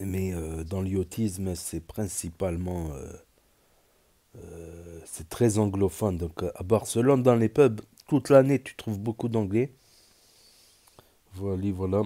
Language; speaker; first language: French; native; French